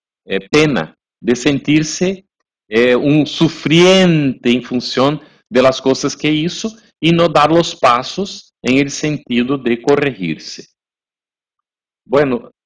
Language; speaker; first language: Spanish; non-native, fluent; Portuguese